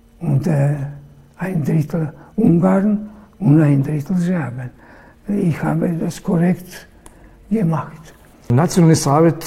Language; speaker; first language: German; non-native, local second language; Serbian